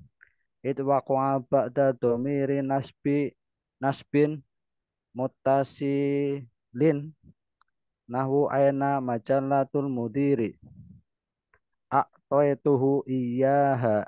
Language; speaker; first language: Arabic; non-native, learner; Indonesian